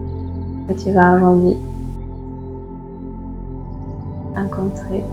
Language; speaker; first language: French; native; French